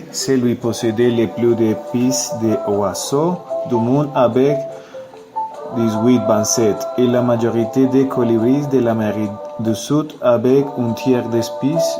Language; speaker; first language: French; non-native, learner; Spanish